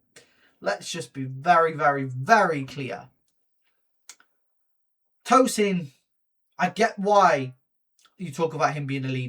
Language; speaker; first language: English; native; English